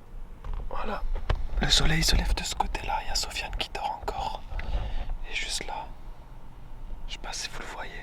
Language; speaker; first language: French; native; French